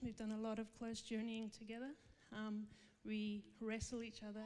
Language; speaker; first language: English; native; English